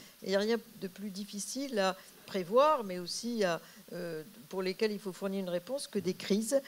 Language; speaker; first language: French; native; French